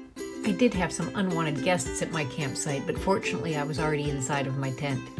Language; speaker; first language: English; native; English